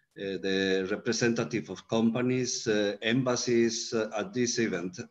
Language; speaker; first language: English; non-native, fluent; Spanish